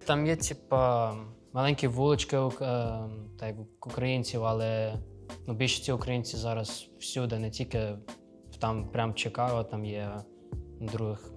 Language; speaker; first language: Ukrainian; early bilingual, other home language; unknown